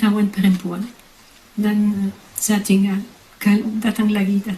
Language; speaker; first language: Indonesian; non-native, fluent; French